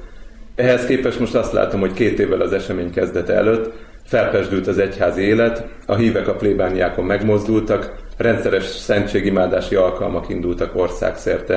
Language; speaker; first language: Hungarian; native; Hungarian